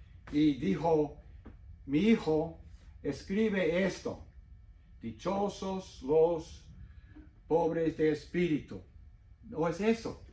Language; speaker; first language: Spanish; non-native, fluent; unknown